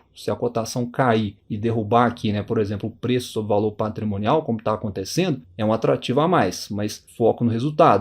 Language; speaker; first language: Portuguese; native; Portuguese